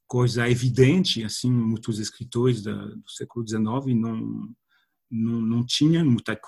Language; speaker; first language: Portuguese; non-native, fluent; French